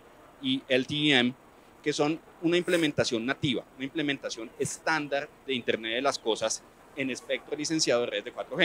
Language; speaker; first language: Spanish; native; Spanish